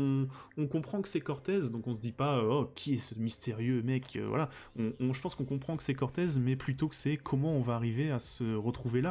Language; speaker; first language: French; native; French